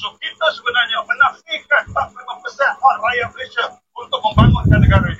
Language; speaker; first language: Malay; native; Malay